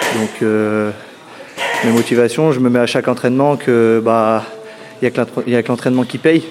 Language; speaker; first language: French; native; French